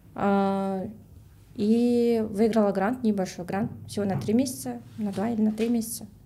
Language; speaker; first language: Russian; non-native, local second language; Kyrgyz